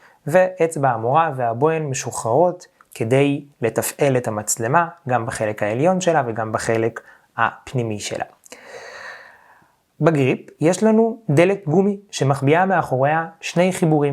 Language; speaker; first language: Hebrew; native; Hebrew